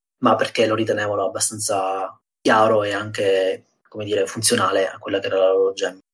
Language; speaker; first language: Italian; native; Italian